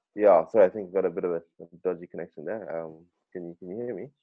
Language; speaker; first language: English; native; English